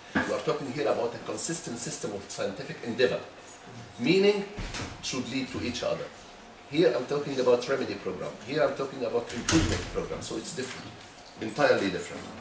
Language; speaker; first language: English; non-native, fluent; Arabic